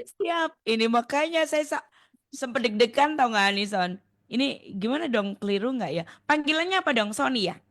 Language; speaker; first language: Indonesian; native; Indonesian